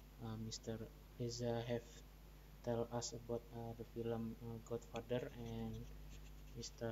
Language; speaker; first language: English; non-native, learner; Indonesian